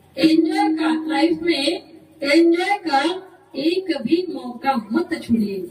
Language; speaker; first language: Hindi; non-native, local second language; Marathi